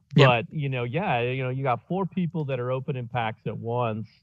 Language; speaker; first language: English; native; English